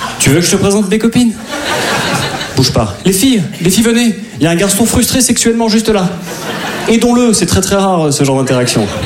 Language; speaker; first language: French; native; French